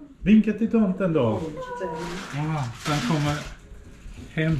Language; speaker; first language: Swedish; native; Swedish